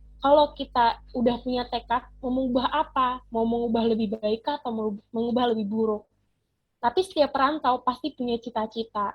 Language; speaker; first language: Indonesian; non-native, local second language; Batak Toba